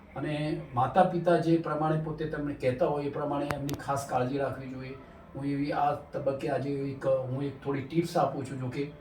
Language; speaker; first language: Gujarati; native; Gujarati